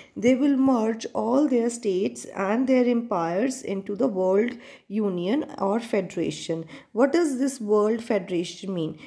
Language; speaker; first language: English; non-native, local second language; Punjabi